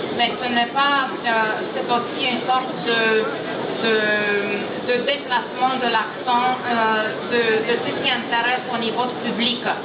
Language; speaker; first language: French; non-native, fluent; Romanian